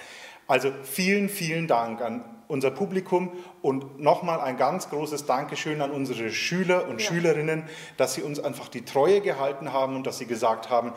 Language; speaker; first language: German; native; German